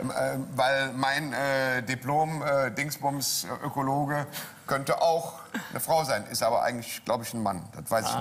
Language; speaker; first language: German; native; German